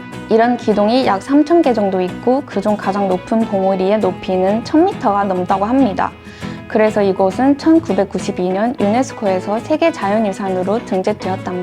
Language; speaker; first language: Korean; non-native, fluent; Chinese